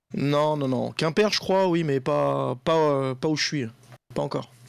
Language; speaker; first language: French; native; French